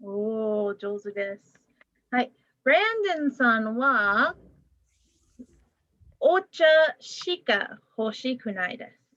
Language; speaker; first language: Japanese; non-native, fluent; English